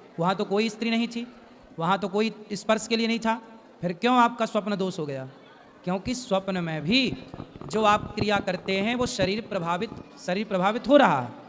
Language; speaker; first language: Hindi; native; Hindi